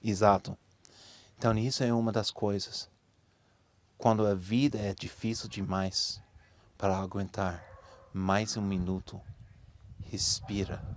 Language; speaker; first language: Portuguese; non-native, fluent; English